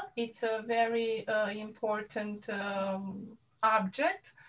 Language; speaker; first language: English; non-native, fluent; Romanian